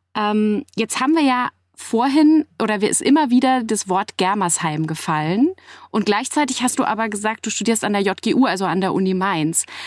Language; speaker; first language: German; native; German